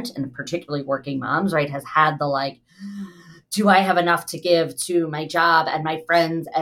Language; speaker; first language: English; native; English